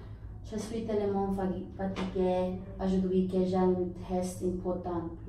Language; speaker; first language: French; non-native, learner; English